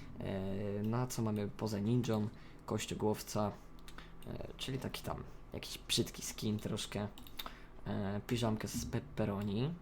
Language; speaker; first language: Polish; native; Polish